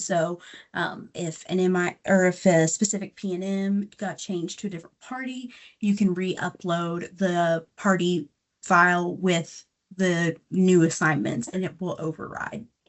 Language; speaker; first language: English; native; English